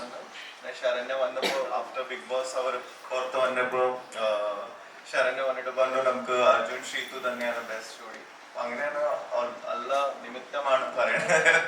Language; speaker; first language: Malayalam; early bilingual, heritage; Malayalam